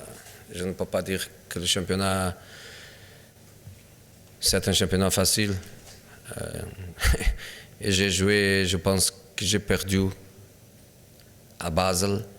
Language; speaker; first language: French; non-native, fluent; Portuguese